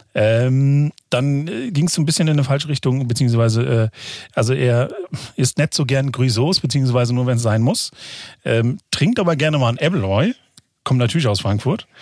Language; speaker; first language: German; native; German